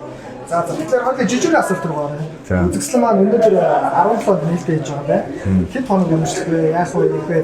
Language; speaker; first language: Mongolian; native; Mongolian